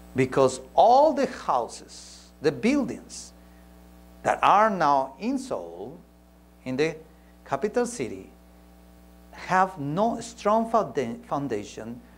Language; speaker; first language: English; non-native, fluent; Spanish